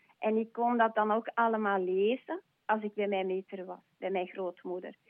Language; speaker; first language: Dutch; non-native, local second language; French